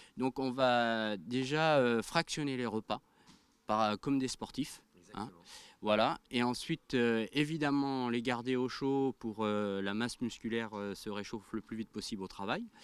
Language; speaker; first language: French; native; French